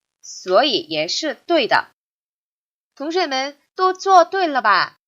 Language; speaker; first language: Chinese; non-native, fluent; Korean